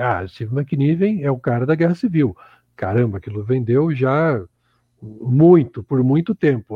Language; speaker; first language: Portuguese; native; Portuguese